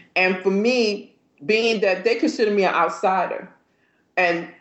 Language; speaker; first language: English; native; English